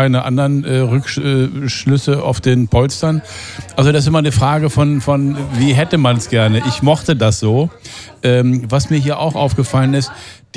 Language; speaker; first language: German; native; German